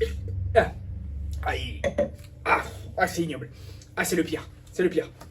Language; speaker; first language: French; native; French